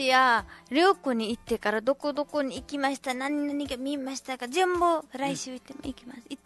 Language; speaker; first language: Japanese; non-native, learner; Nepali